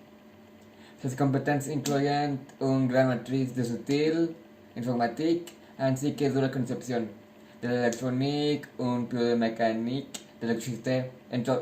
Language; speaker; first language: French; non-native, learner; Spanish